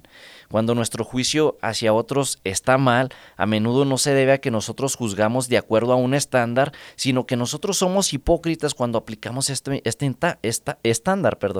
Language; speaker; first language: Spanish; native; Spanish